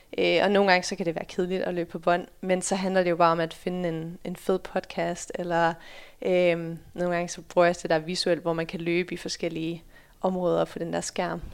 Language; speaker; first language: Danish; early bilingual, other home language; Dutch